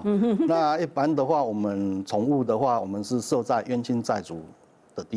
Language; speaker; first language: Chinese; native; Chinese